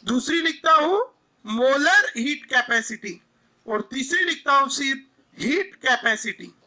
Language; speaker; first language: Hindi; non-native, local second language; Marathi